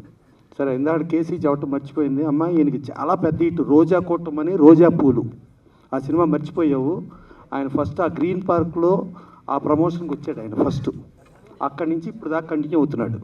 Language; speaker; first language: Telugu; native; Telugu